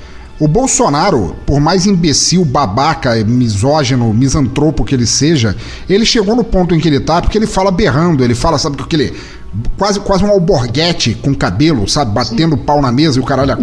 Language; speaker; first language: Portuguese; native; Portuguese